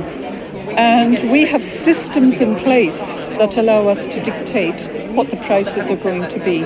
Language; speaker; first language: English; native; English